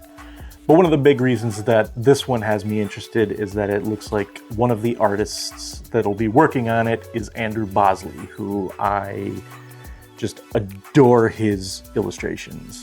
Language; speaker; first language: English; native; English